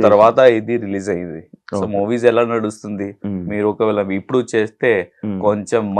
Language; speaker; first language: Telugu; non-native, learner; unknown